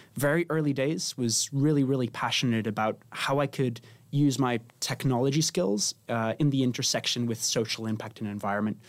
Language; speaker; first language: English; non-native, fluent; Spanish